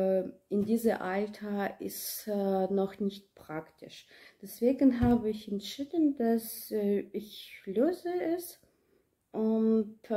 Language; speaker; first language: German; non-native, learner; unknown